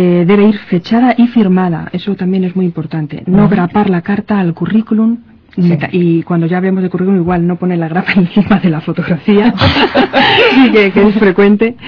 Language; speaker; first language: Spanish; native; Spanish